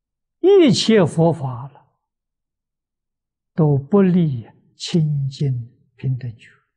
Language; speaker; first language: Chinese; native; Chinese